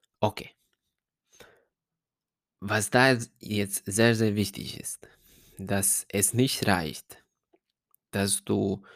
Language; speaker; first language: German; non-native, fluent; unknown